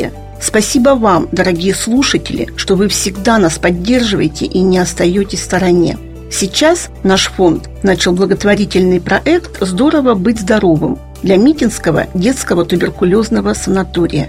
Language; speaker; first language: Russian; native; Russian